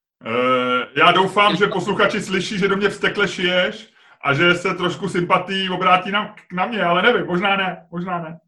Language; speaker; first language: Czech; native; Czech